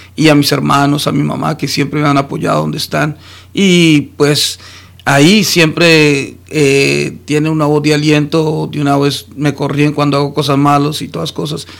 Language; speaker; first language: Spanish; native; Spanish